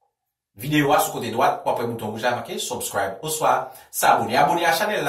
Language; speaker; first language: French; non-native, local second language; Haitian Creole